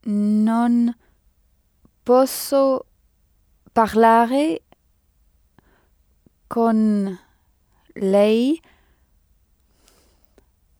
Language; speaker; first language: Italian; non-native, learner; French